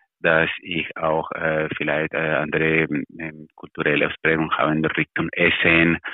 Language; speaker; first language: German; non-native, fluent; Spanish